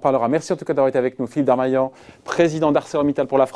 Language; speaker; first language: French; native; French